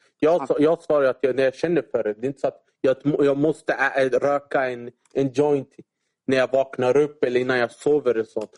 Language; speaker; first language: Swedish; early bilingual, other home language; Arabic